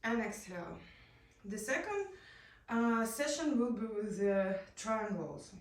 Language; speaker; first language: English; non-native, learner; Ukrainian